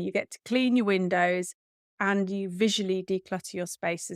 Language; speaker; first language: English; native; English